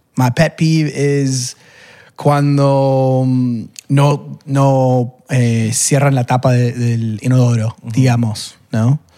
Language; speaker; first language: Spanish; non-native, fluent; English